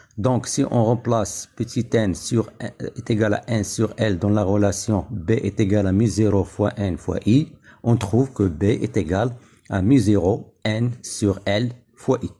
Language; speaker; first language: French; non-native, local second language; Arabic